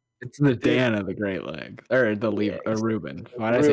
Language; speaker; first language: English; native; English